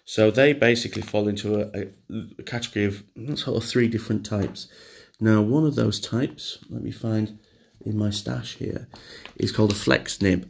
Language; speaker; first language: English; native; English